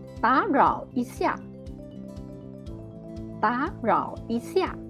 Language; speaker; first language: Chinese; non-native, fluent; Thai